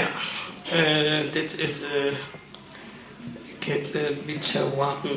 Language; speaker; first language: Dutch; non-native, learner; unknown